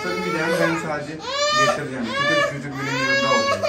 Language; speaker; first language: Turkish; non-native, learner; Urdu